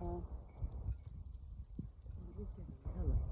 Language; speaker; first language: Swedish; native; Swedish